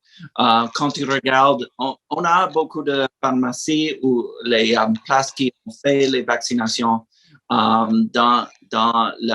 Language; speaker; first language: French; non-native, learner; English